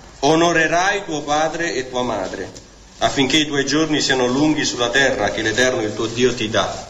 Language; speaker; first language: Italian; native; Italian